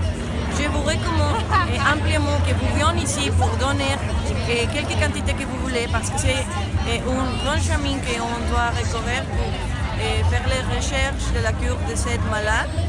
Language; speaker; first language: French; non-native, learner; Spanish